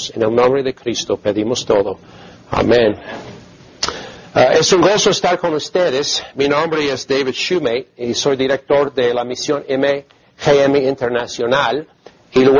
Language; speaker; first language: Spanish; non-native, fluent; English